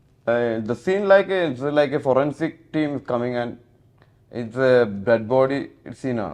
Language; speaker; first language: English; non-native, local second language; Malayalam